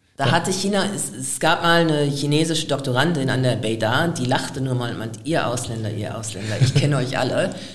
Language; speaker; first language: German; native; German